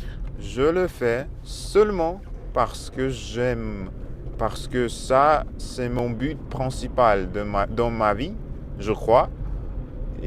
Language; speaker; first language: French; non-native, learner; Russian